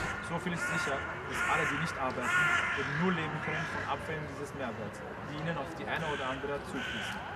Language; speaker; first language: German; native; German